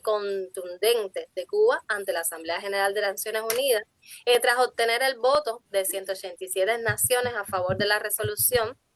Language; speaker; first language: Spanish; native; Spanish